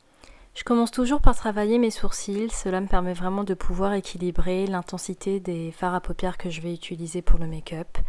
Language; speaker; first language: French; native; French